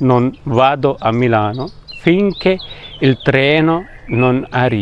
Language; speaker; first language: Italian; non-native, fluent; Urdu